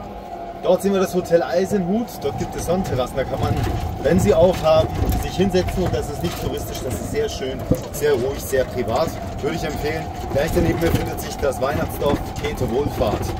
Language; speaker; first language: German; native; German